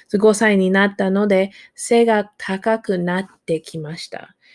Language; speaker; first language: Japanese; non-native, fluent; English